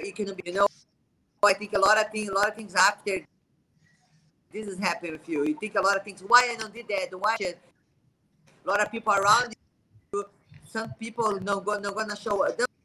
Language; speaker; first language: English; non-native, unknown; Portuguese